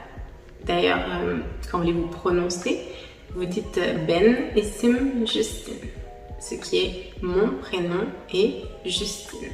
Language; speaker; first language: French; native; French